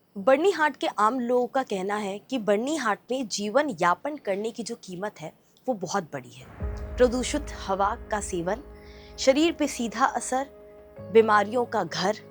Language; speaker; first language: Hindi; native; Hindi